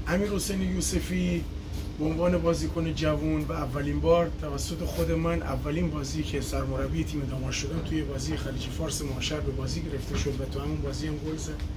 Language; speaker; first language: Persian; non-native, local second language; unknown